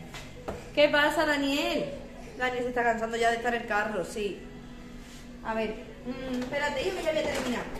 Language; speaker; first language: Spanish; native; Spanish